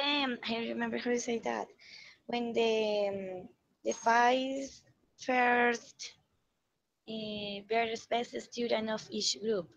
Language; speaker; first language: English; non-native, learner; Spanish